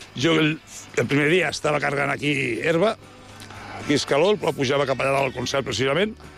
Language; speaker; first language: Catalan; native; Catalan